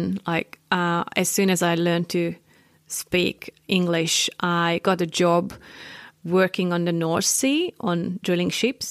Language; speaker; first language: English; non-native, fluent; Hungarian